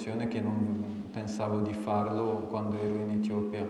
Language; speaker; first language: Italian; non-native, fluent; Amharic